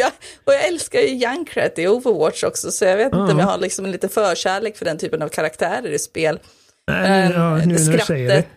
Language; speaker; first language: Swedish; native; Swedish